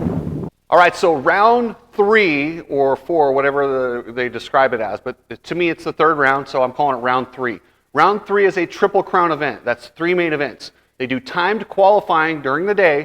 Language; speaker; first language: English; native; English